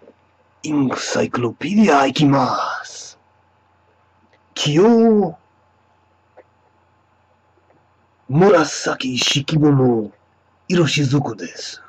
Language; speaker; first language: Japanese; non-native, learner; English